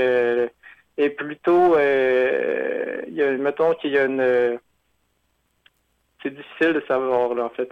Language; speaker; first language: French; native; French